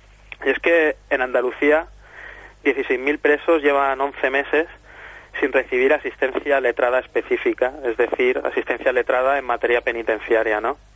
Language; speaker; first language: Spanish; native; Spanish